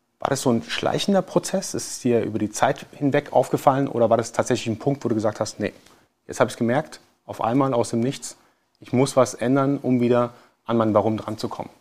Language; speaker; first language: German; early bilingual, other home language; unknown